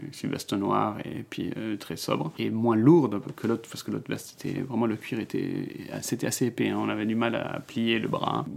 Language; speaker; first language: French; non-native, fluent; Spanish